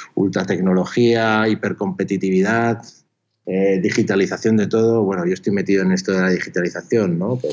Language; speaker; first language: Spanish; native; Spanish